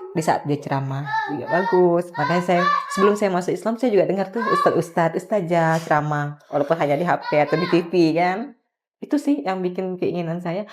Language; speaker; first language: Indonesian; native; Indonesian